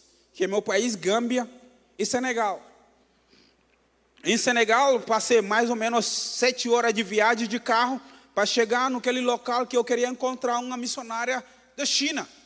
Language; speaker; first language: Portuguese; non-native, fluent; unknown